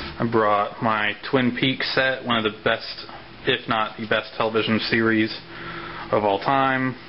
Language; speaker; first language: English; native; English